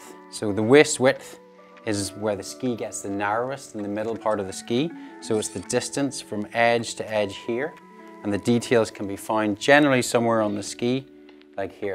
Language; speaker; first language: English; native; English